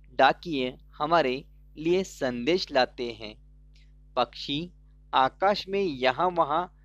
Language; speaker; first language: Hindi; non-native, local second language; Kannada